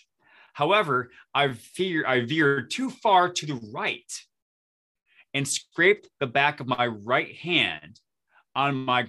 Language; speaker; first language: English; native; English